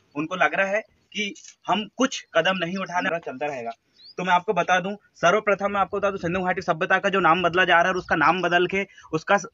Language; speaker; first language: Hindi; native; Hindi